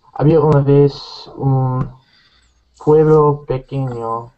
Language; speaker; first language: Spanish; non-native, learner; English